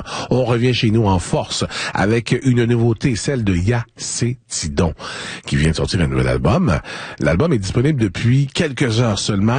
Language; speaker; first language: French; native; French